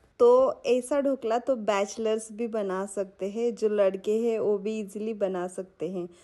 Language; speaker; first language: Hindi; non-native, local second language; Marathi